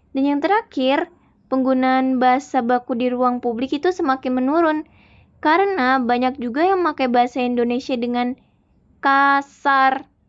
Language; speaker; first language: Indonesian; native; Indonesian